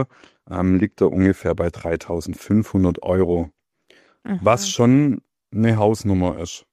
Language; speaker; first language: German; native; German